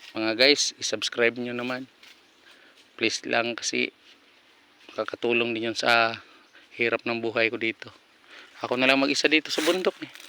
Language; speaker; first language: Filipino; non-native, local second language; Cebuano